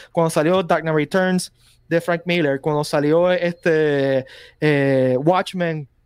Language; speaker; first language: Spanish; native; Spanish